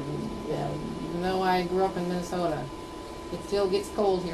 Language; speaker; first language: English; native; English